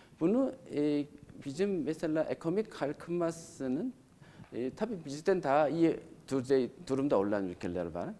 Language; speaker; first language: Turkish; non-native, learner; Korean